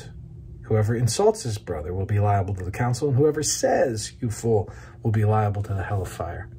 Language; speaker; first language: English; native; English